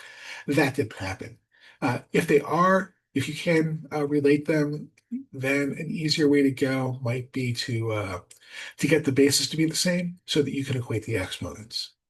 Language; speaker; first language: English; native; English